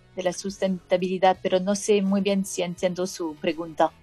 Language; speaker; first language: Spanish; non-native, fluent; French